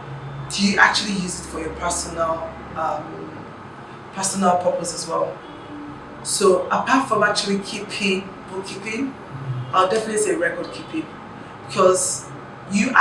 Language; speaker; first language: English; non-native, local second language; Yoruba